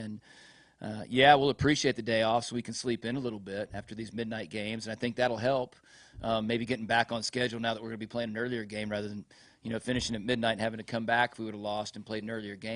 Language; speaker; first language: English; native; English